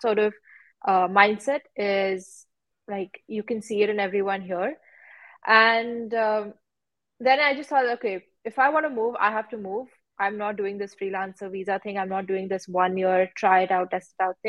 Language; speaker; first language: English; non-native, local second language; Hindi